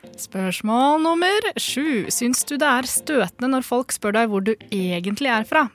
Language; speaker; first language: Norwegian; early bilingual, other home language; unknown